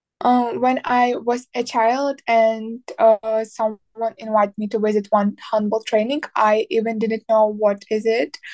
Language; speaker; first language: English; non-native, learner; Ukrainian